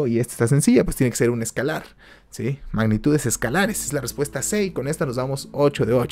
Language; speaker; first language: Spanish; native; Spanish